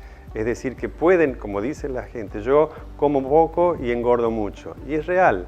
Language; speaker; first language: Spanish; native; Spanish